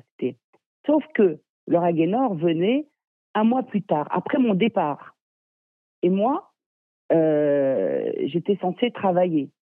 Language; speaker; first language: French; native; French